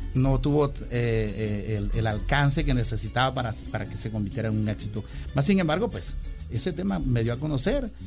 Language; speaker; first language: Spanish; native; Spanish